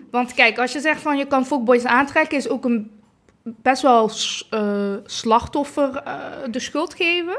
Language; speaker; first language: Dutch; early bilingual, other home language; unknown